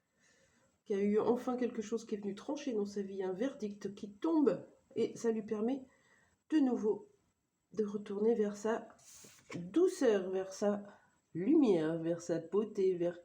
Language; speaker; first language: French; native; French